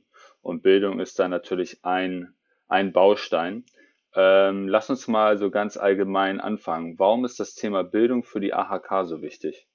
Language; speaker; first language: German; native; German